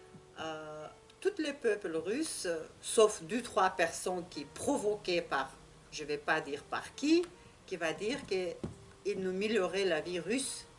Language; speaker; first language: French; non-native, learner; Russian